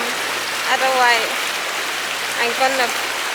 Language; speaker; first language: English; non-native, learner; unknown